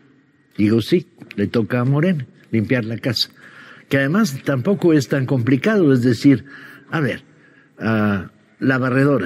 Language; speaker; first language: Spanish; native; Spanish